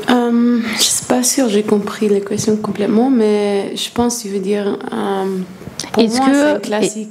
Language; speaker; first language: French; non-native, fluent; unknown